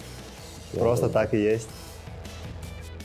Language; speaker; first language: Russian; non-native, learner; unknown